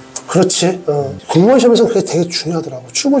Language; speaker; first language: Korean; native; Korean